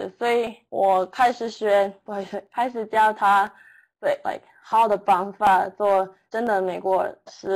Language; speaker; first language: Chinese; non-native, learner; English